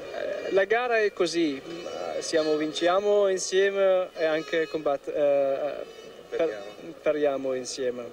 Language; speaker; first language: Italian; non-native, learner; German